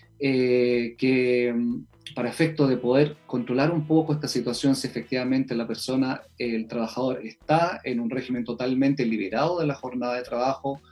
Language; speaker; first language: Spanish; native; Spanish